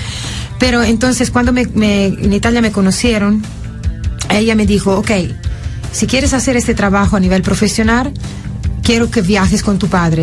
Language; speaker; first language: Spanish; non-native, fluent; Italian